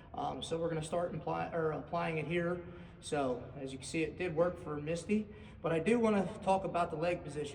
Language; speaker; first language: English; native; English